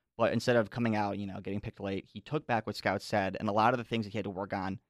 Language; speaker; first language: English; native; English